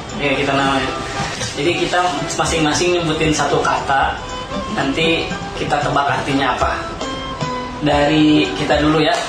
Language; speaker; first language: Indonesian; non-native, local second language; Sundanese